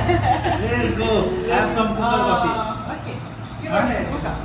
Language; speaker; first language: English; non-native, learner; Nepali